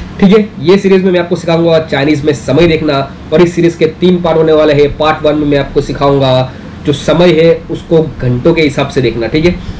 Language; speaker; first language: Hindi; native; Hindi